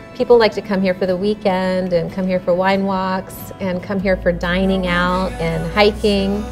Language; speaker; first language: English; native; English